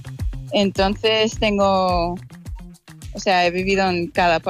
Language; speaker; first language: Spanish; non-native, fluent; English